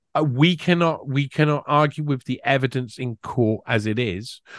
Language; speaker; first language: English; native; English